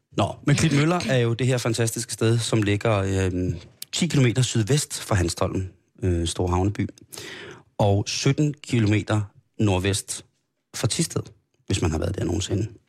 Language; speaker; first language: Danish; native; Danish